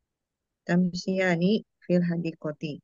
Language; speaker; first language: Arabic; non-native, learner; Indonesian